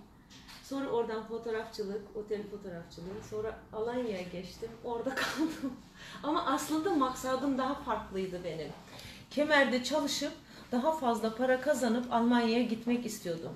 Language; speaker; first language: Turkish; early bilingual, heritage; Turkish